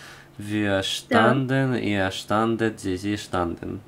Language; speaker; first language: German; non-native, learner; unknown